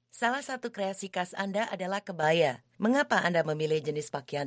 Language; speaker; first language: Indonesian; native; Indonesian